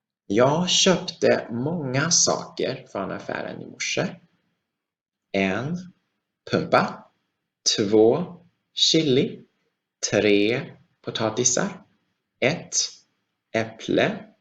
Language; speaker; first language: Swedish; non-native, fluent; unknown